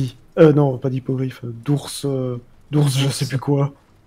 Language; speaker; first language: French; native; French